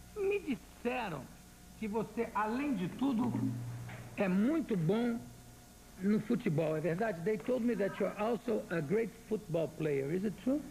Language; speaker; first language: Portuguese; native; Portuguese